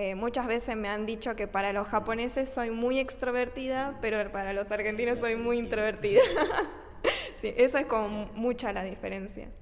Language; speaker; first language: Spanish; early bilingual, other home language; Japanese